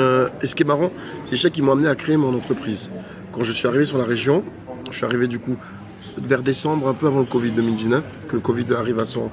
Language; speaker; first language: French; native; French